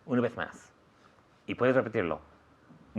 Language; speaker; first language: Spanish; non-native, fluent; English